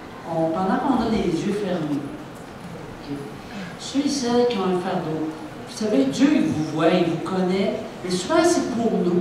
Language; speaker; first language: French; native; French